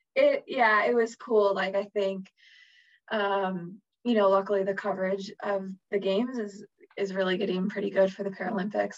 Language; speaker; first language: English; native; English